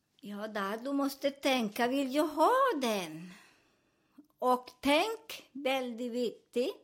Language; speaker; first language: Swedish; non-native, fluent; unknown